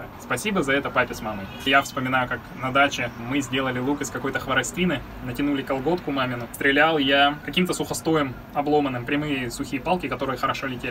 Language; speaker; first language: Russian; native; Russian